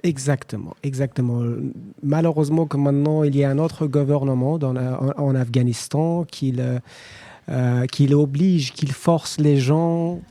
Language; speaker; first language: French; non-native, learner; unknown